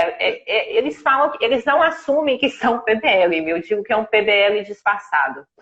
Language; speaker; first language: Portuguese; native; Portuguese